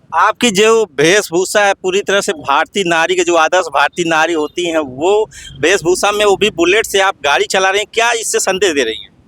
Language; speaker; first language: Hindi; native; Hindi